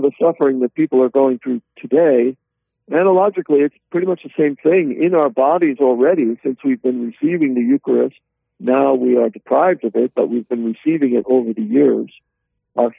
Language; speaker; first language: English; native; English